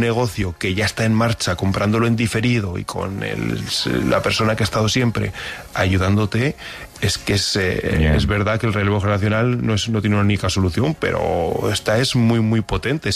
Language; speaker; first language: Spanish; native; Spanish